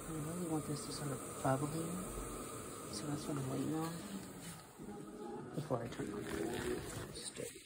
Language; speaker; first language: English; native; English